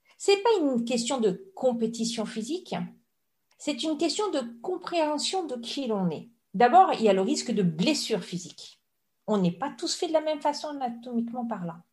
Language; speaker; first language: French; native; French